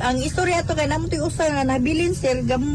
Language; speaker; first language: Cebuano; native; Cebuano